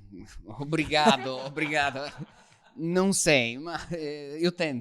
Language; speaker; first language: Portuguese; non-native, learner; Italian